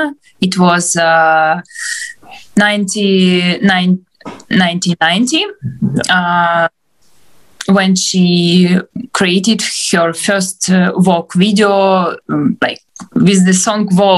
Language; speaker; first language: English; non-native, fluent; Ukrainian